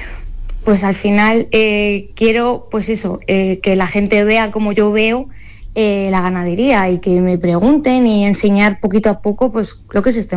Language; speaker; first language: Spanish; native; Spanish